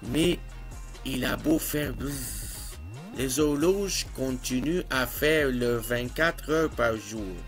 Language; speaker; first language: French; non-native, fluent; Arabic